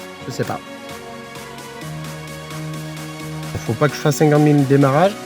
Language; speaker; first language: French; native; French